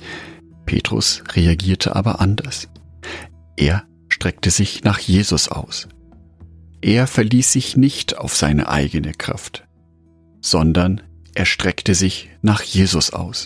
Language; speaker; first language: German; native; German